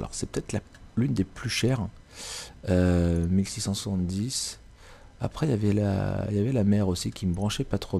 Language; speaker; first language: French; native; French